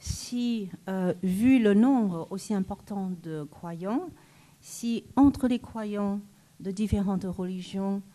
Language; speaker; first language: French; non-native, fluent; Chinese